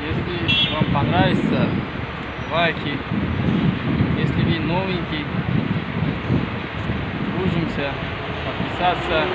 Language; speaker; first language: Russian; non-native, learner; Uzbek